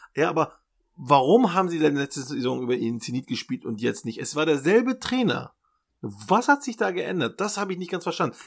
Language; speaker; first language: German; early bilingual, other home language; Turkish